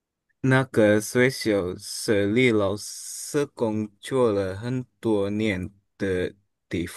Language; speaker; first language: Chinese; non-native, learner; Indonesian